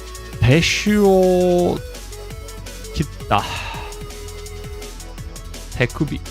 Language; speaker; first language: Japanese; non-native, learner; English